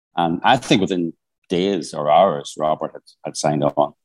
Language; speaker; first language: English; native; English